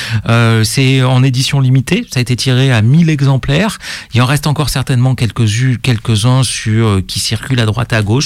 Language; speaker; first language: French; native; French